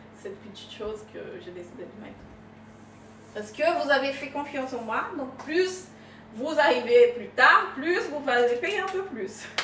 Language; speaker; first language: French; non-native, fluent; Portuguese